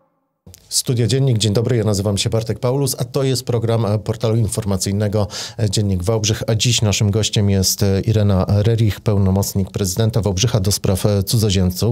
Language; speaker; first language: Polish; native; Polish